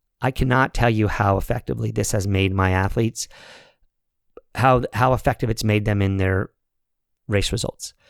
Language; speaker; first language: English; native; English